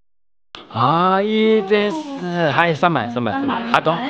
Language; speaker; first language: Japanese; non-native, learner; Chinese